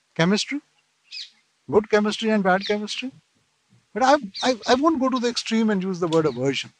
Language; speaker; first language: English; non-native, local second language; Punjabi